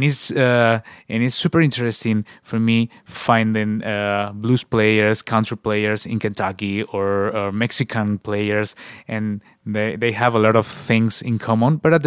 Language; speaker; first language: English; non-native, fluent; Spanish